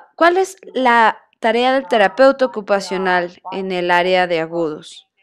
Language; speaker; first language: Spanish; non-native, fluent; Chinese